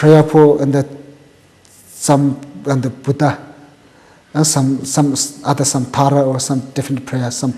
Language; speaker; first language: English; non-native, local second language; Tibetan